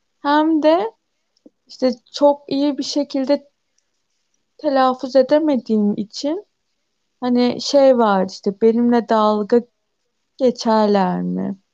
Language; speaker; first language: Turkish; native; Turkish